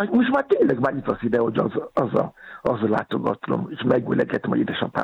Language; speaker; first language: Hungarian; non-native, learner; Yoruba